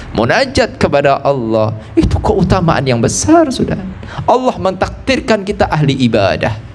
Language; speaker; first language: Malay; non-native, local second language; Javanese